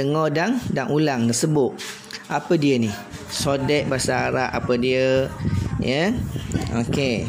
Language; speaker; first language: Malay; native; Malay